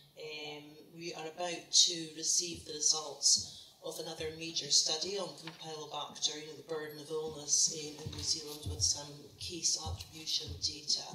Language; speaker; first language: English; native; English